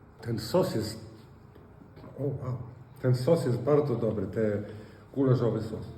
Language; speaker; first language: Polish; non-native, learner; Icelandic